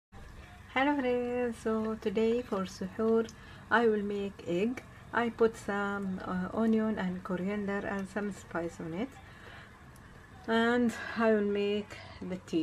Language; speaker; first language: English; non-native, learner; Urdu